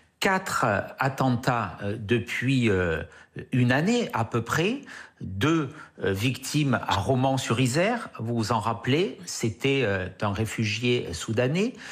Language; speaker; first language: French; native; French